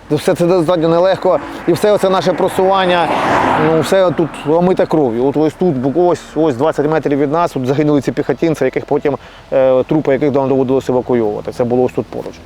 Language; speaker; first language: Ukrainian; native; Ukrainian